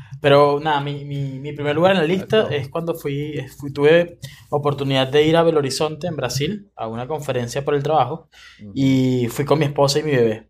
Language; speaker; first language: Spanish; native; Spanish